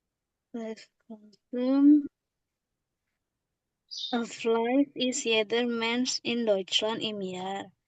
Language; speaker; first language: German; non-native, learner; Indonesian